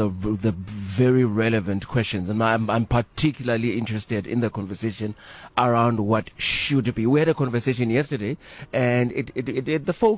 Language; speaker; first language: English; non-native, local second language; Zulu